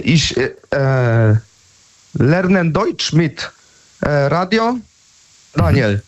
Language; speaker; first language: German; non-native, learner; Polish